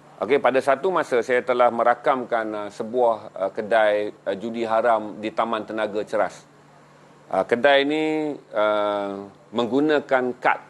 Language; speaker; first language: Malay; native; Malay